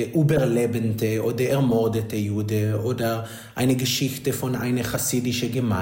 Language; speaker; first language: German; non-native, fluent; Hebrew